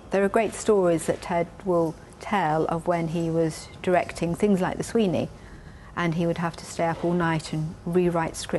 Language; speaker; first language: English; native; English